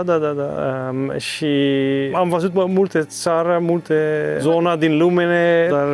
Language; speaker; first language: Romanian; non-native, learner; Dutch